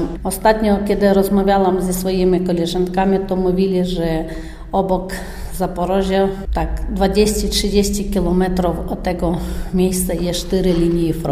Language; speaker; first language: Polish; non-native, learner; Ukrainian